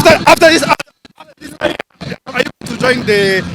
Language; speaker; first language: English; non-native, local second language; Kinyarwanda